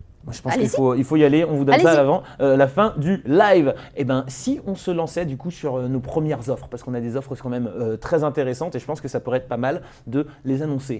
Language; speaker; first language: French; native; French